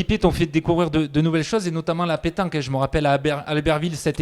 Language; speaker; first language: French; native; French